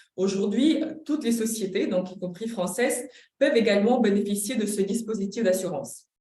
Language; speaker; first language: French; non-native, fluent; Ukrainian